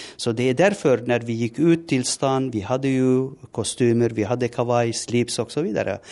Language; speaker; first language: Swedish; non-native, fluent; Turoyo